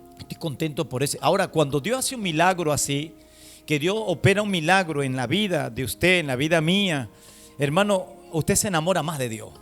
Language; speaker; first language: Spanish; native; Spanish